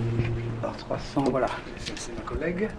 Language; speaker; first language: French; native; French